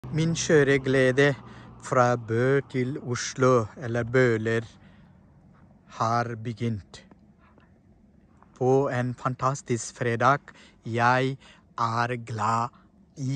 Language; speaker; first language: Norwegian; non-native, fluent; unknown